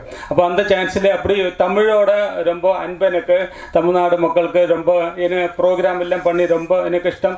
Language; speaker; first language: Tamil; non-native, local second language; Malayalam